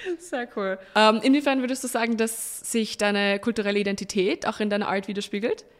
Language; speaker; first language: German; native; German